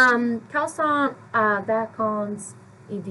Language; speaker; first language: French; non-native, learner; English